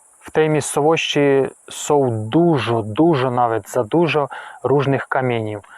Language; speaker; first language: Polish; non-native, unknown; Ukrainian